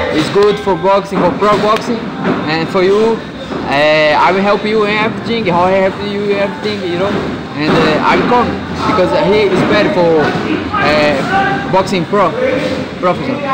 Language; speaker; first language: English; non-native, learner; Portuguese